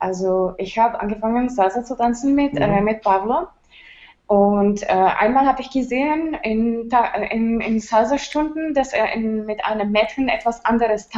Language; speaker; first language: German; non-native, fluent; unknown